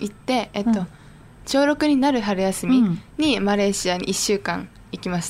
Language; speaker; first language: Japanese; native; Japanese